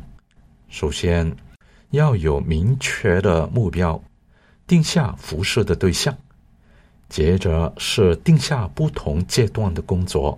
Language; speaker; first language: Chinese; non-native, local second language; Cantonese